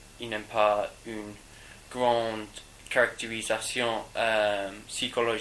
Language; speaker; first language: French; non-native, learner; English